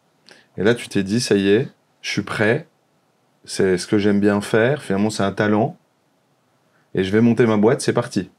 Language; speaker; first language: French; native; French